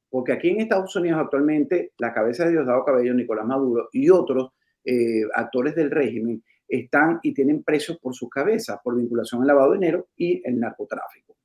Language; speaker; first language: Spanish; native; Spanish